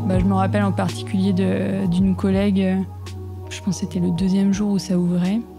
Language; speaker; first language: French; native; French